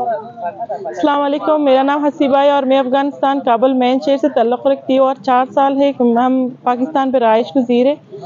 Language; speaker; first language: Hindi; non-native, fluent; Persian